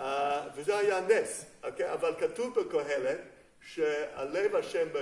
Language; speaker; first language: Hebrew; non-native, fluent; English